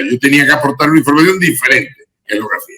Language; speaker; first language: Spanish; native; Spanish